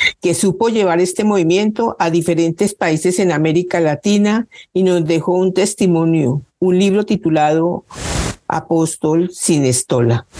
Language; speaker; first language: Spanish; native; Spanish